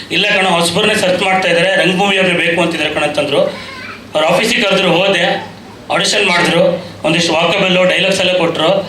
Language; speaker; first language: Kannada; native; Kannada